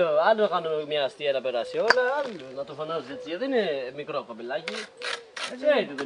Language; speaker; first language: Greek; non-native, learner; Albanian